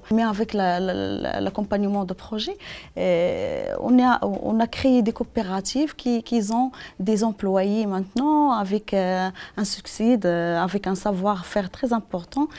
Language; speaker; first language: French; non-native, local second language; Arabic